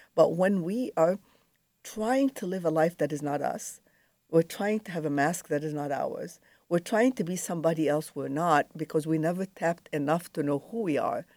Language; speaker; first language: English; non-native, fluent; Arabic